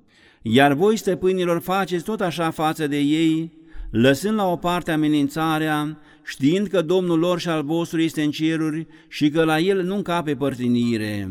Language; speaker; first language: Romanian; native; Romanian